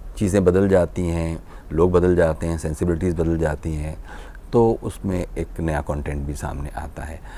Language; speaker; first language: Hindi; native; Hindi